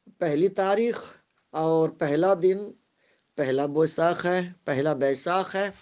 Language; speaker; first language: Urdu; non-native, local second language; Bangla